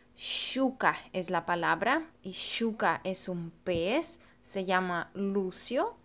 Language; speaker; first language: Spanish; non-native, fluent; Russian